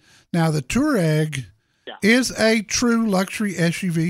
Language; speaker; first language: English; native; English